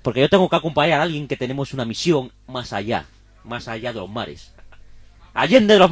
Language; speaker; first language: Spanish; native; Spanish